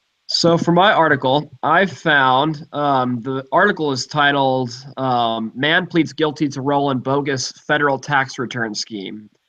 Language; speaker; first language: English; native; English